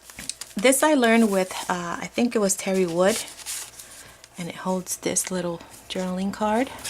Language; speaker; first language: English; native; English